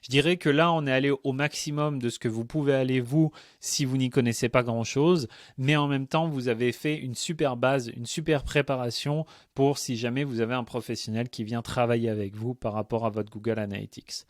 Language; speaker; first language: French; native; French